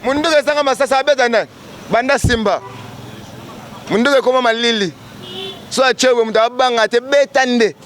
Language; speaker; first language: Lingala; native; Lingala